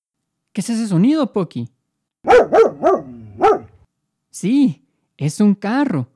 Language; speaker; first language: Spanish; native; Spanish